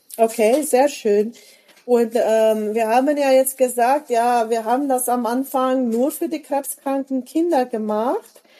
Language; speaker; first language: German; native; German